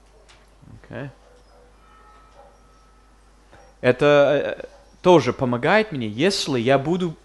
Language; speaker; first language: Russian; non-native, fluent; English